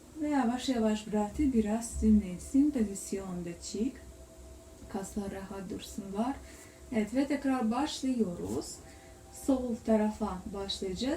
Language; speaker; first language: Turkish; non-native, learner; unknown